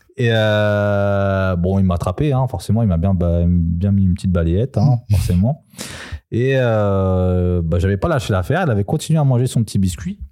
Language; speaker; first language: French; early bilingual, other home language; Serbian